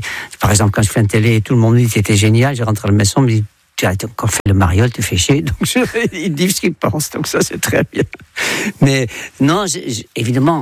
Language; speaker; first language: French; non-native, fluent; Dutch